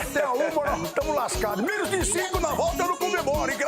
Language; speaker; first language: Portuguese; native; Portuguese